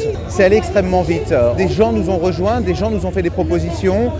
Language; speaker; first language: French; native; French